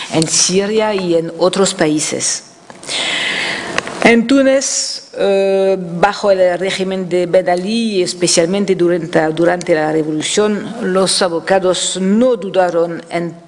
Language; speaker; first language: Spanish; non-native, fluent; French